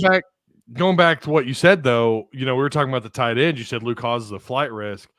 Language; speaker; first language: English; native; English